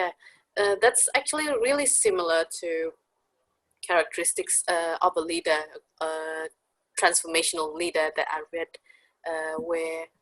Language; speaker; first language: English; non-native, fluent; Indonesian